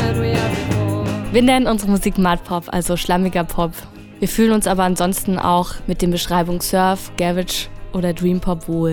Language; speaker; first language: German; native; German